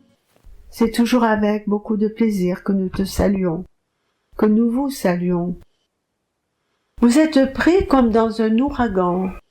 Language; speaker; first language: French; native; French